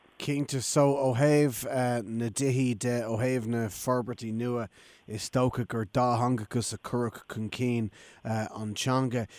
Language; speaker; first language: Irish; non-native, local second language; English